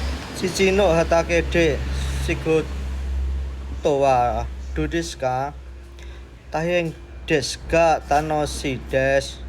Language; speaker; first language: Japanese; non-native, learner; Indonesian